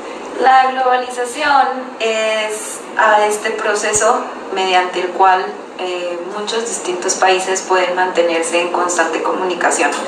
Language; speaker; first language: Spanish; native; Spanish